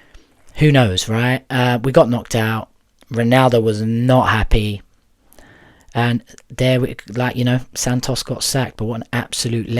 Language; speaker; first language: English; native; English